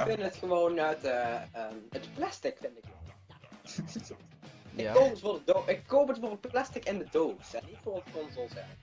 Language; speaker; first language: Dutch; native; Dutch